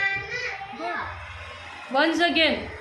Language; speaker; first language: English; non-native, local second language; Urdu